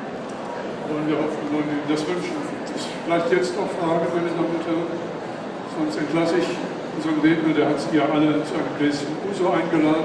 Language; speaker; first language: German; native; German